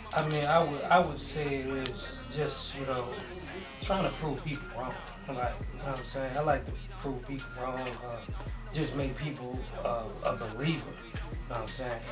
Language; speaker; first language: English; native; English